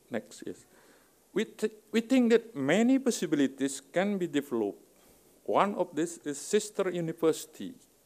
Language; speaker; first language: English; non-native, fluent; Indonesian